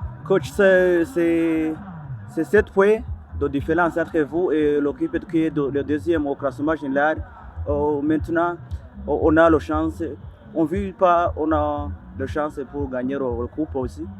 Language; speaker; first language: French; non-native, local second language; Kinyarwanda